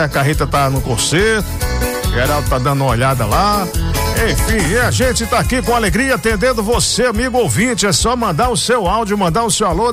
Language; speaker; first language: Portuguese; native; Portuguese